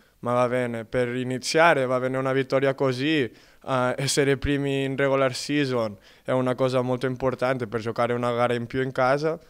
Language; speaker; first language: Italian; non-native, fluent; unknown